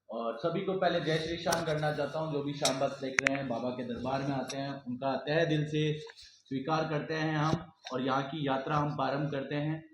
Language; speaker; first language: Hindi; native; Hindi